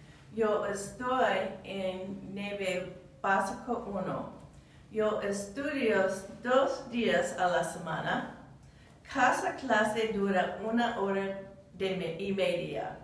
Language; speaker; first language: Spanish; non-native, learner; English